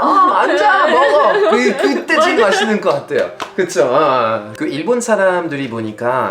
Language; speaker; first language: Korean; non-native, fluent; French